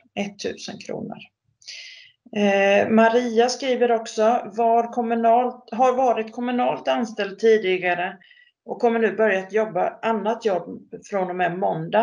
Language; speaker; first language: Swedish; native; Swedish